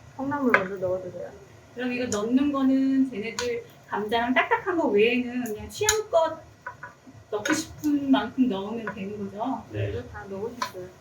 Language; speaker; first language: Korean; early bilingual, heritage; Korean